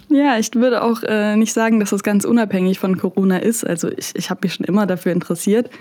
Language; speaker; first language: German; native; German